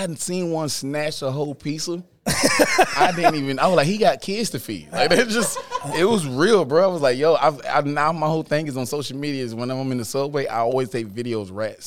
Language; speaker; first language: English; native; English